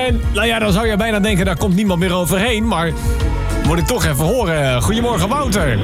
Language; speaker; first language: Dutch; native; Dutch